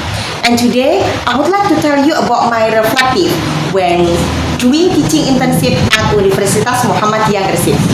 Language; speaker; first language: English; non-native, fluent; Javanese